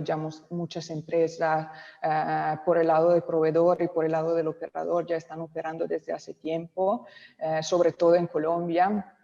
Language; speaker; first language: Spanish; non-native, local second language; Italian